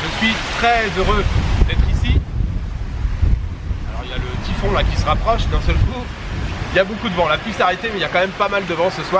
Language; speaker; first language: French; native; French